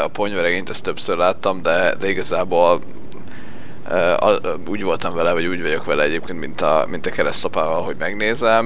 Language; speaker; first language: Hungarian; native; Hungarian